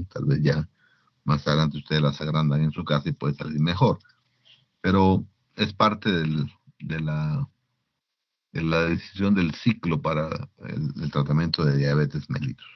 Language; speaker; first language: Spanish; native; Spanish